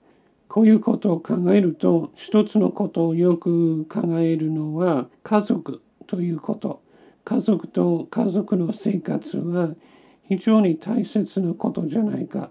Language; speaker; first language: Japanese; non-native, learner; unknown